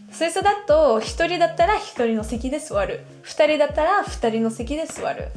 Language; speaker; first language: Japanese; non-native, fluent; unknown